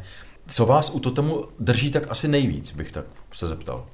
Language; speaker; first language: Czech; native; Czech